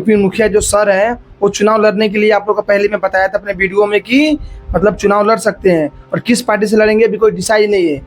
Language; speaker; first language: Hindi; native; Hindi